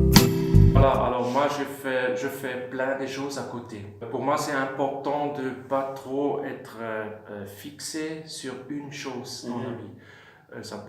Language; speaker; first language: French; non-native, fluent; German